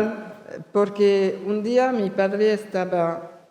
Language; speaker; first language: Spanish; early bilingual, heritage; Spanish